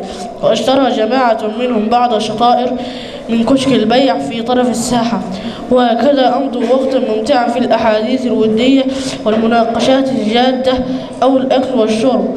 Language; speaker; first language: Arabic; non-native, learner; Somali